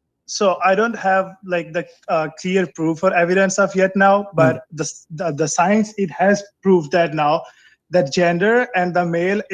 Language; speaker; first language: English; non-native, fluent; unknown